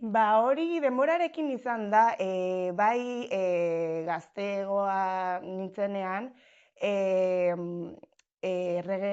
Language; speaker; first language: Basque; non-native, local second language; Spanish